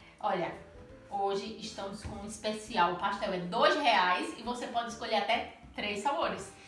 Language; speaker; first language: Portuguese; native; Portuguese